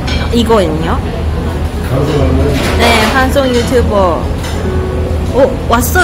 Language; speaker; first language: Korean; non-native, learner; Cantonese